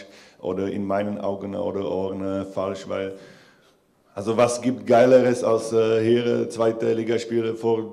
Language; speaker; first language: German; non-native, fluent; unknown